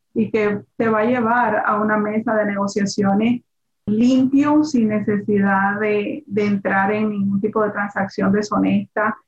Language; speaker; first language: Spanish; native; Spanish